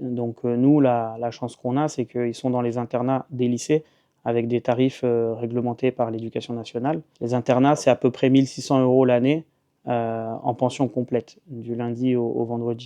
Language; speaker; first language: French; native; French